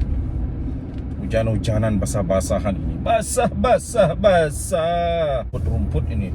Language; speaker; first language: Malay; non-native, local second language; Balinese